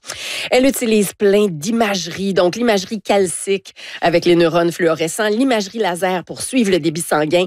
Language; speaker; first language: French; native; French